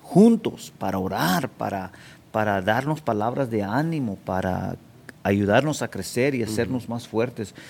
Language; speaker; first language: Spanish; early bilingual, heritage; Spanish